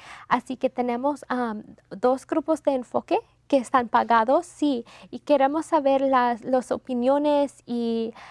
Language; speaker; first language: Spanish; non-native, fluent; English